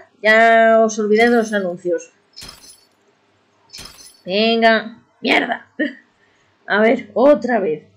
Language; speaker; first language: Spanish; native; Spanish